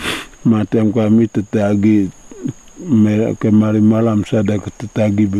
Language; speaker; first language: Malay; non-native, local second language; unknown